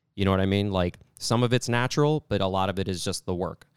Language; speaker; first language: English; native; English